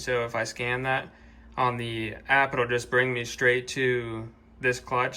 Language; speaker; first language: English; native; English